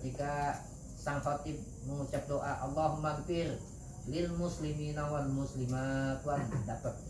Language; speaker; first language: Indonesian; native; Indonesian